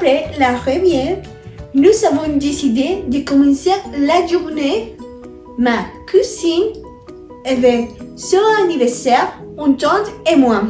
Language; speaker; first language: French; non-native, learner; Spanish